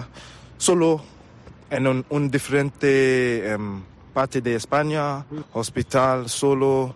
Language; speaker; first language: Spanish; non-native, learner; English